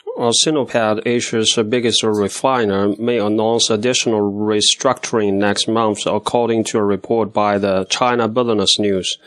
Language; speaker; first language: English; non-native, fluent; Chinese